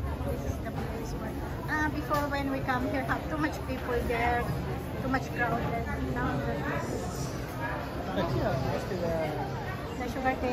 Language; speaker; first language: English; non-native, learner; Filipino